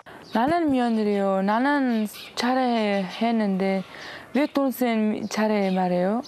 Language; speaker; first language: Korean; non-native, learner; Uzbek